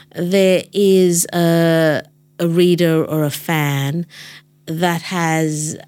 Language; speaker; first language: English; native; English